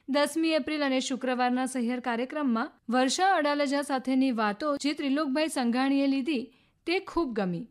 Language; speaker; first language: Gujarati; native; Gujarati